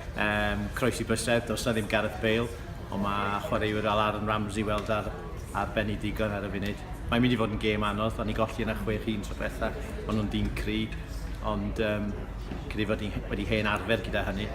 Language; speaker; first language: Welsh; native; Welsh